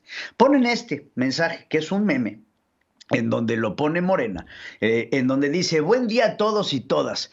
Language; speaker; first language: Spanish; native; Spanish